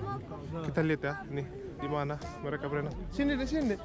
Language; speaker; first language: Indonesian; native; Indonesian